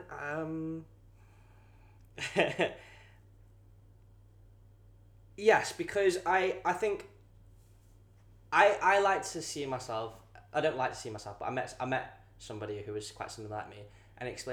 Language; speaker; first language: English; non-native, local second language; Cantonese